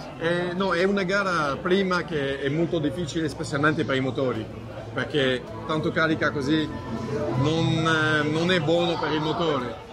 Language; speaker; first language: Italian; non-native, fluent; French